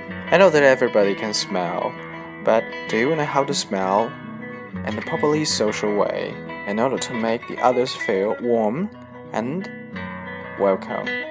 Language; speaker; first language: English; non-native, fluent; Chinese